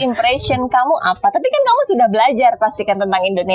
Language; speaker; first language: Indonesian; native; Indonesian